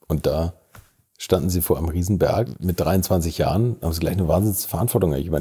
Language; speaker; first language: German; native; German